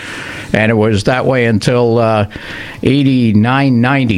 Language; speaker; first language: English; native; English